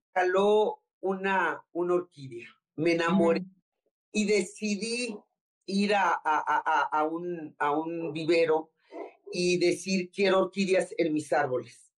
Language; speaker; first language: Spanish; native; Spanish